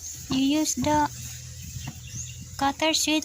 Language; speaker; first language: English; non-native, learner; Cebuano